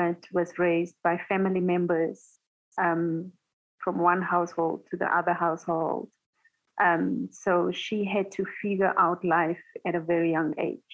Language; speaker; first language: English; non-native, local second language; Tswana